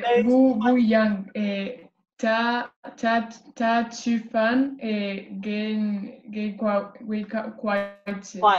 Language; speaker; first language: Chinese; non-native, learner; Spanish